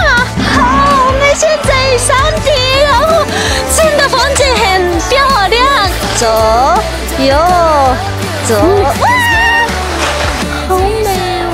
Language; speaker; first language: Chinese; non-native, fluent; Japanese